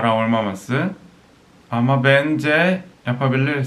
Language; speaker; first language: Turkish; non-native, fluent; Korean